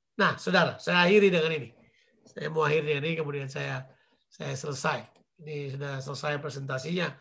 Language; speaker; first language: Indonesian; native; Indonesian